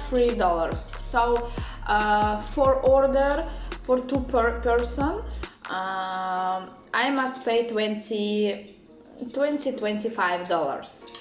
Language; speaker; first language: English; non-native, learner; Russian